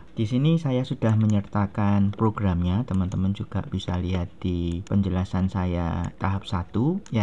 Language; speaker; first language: Indonesian; native; Indonesian